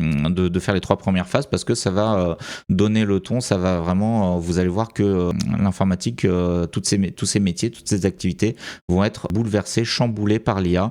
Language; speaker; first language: French; native; French